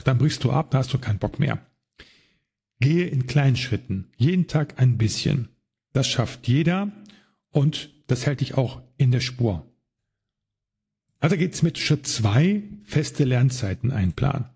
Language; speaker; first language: German; native; German